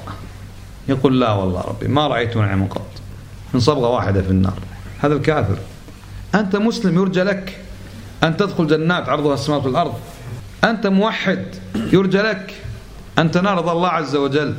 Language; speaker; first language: Arabic; native; Arabic